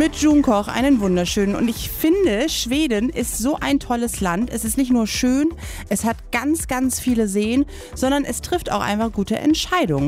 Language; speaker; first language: German; native; German